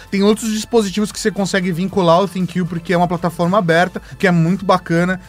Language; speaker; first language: Portuguese; native; Portuguese